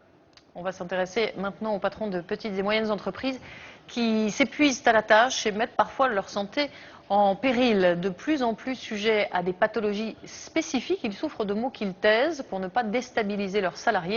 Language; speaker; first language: French; native; French